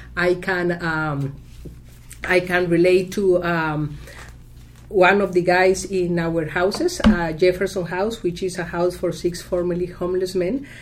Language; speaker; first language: English; non-native, fluent; Spanish